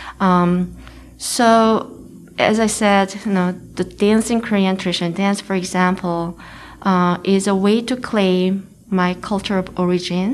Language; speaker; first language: English; non-native, fluent; Korean